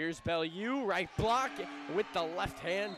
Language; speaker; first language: English; native; English